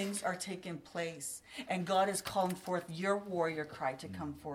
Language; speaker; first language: English; native; English